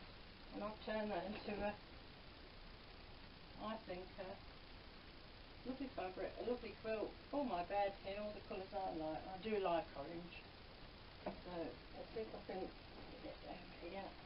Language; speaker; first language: English; native; English